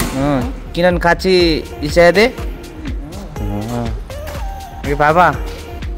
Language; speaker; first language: Korean; non-native, learner; Nepali